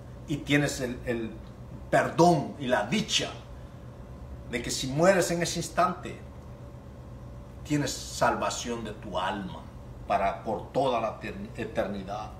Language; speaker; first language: Spanish; native; Spanish